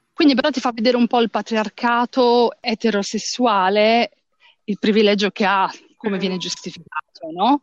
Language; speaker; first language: Italian; early bilingual, other home language; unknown